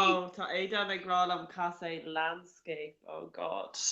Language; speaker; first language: Irish; non-native, local second language; English